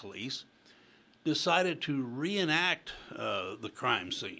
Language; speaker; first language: English; native; English